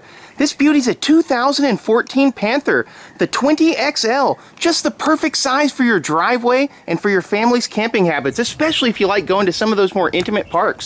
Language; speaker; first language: English; native; English